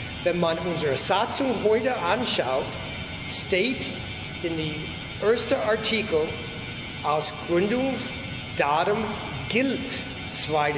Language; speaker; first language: German; non-native, fluent; English